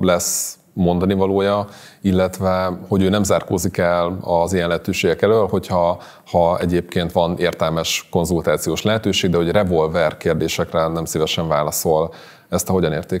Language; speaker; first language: Hungarian; native; Hungarian